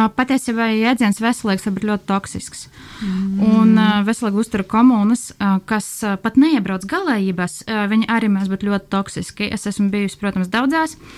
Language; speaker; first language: Latvian; non-native, local second language; Russian